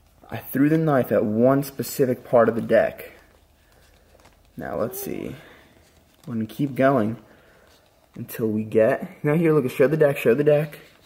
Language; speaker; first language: English; early bilingual, other home language; Russian